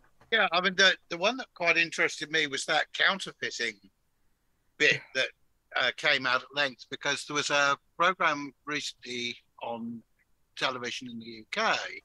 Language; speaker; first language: English; native; English